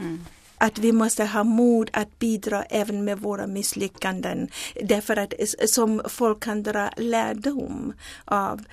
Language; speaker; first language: Swedish; non-native, fluent; Zulu